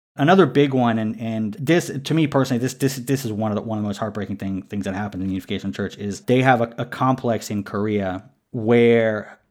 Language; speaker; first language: English; native; English